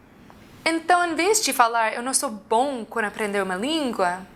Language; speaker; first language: Portuguese; non-native, fluent; English